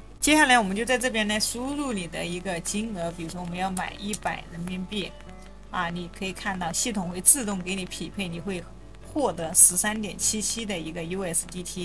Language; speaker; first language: Chinese; native; Chinese